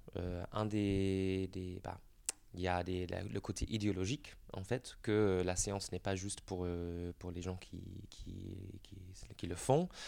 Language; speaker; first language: French; non-native, fluent; English